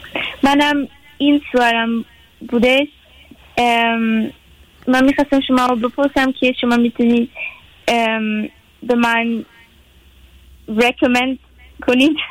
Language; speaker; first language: Persian; early bilingual, heritage; Persian